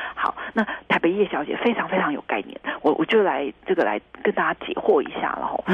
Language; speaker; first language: Chinese; native; Chinese